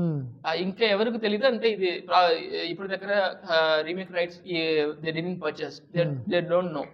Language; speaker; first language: Telugu; non-native, learner; Tamil